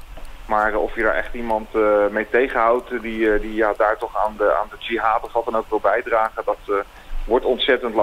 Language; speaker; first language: Dutch; native; Dutch